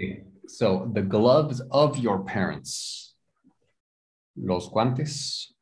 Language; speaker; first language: Spanish; non-native, fluent; English